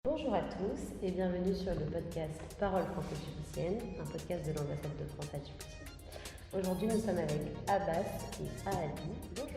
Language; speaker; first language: French; native; French